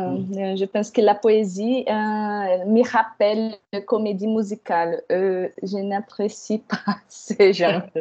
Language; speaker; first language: French; non-native, fluent; Portuguese